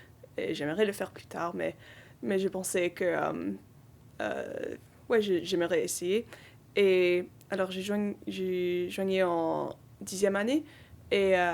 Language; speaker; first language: French; non-native, local second language; English